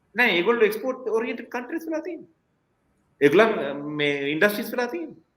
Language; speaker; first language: Sinhala; non-native, local second language; Tamil